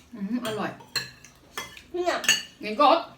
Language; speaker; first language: Swedish; non-native, learner; Thai